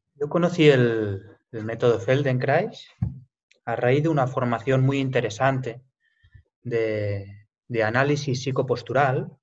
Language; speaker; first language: Spanish; native; Spanish